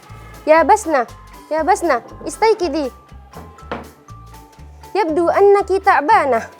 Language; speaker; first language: Arabic; non-native, learner; Indonesian